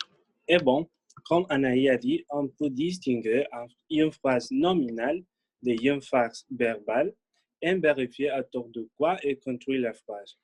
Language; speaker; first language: French; non-native, learner; Spanish